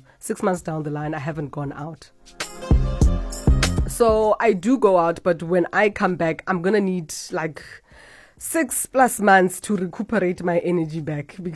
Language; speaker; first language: English; non-native, local second language; South Ndebele